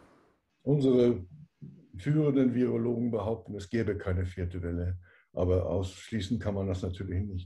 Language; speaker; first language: German; native; German